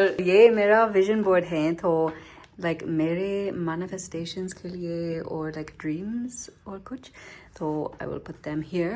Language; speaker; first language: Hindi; non-native, learner; English